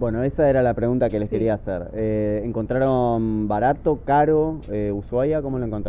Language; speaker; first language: Spanish; native; Spanish